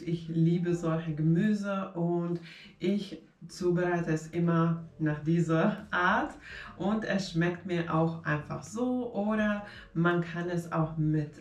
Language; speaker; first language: German; non-native, fluent; Finnish